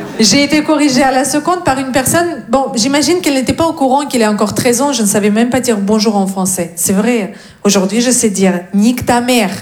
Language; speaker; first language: French; non-native, fluent; Russian